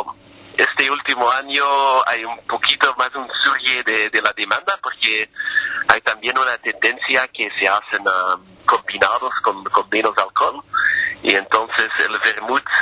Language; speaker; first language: Spanish; non-native, fluent; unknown